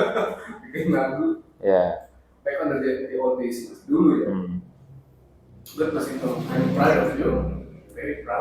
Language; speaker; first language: English; non-native, fluent; Indonesian